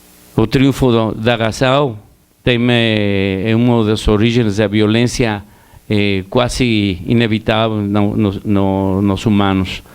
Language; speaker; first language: Portuguese; non-native, learner; Spanish